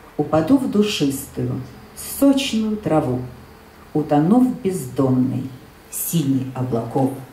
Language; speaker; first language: Russian; native; Russian